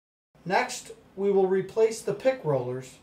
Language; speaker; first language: English; native; English